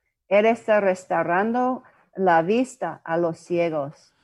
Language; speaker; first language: Spanish; non-native, learner; English